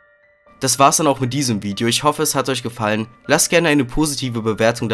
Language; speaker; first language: German; native; German